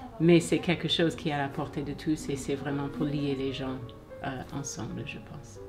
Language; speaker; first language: French; non-native, fluent; English